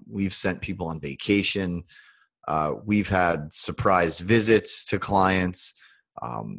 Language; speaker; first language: English; native; English